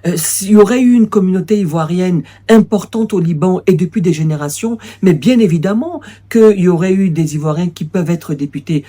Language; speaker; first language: French; native; French